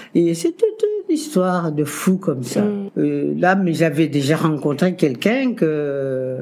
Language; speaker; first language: French; non-native, local second language; Kabuverdianu